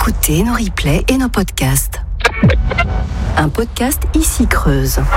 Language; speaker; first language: French; native; French